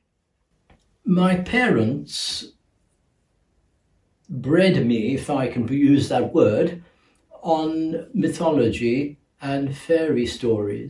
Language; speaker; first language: English; non-native, local second language; Gujarati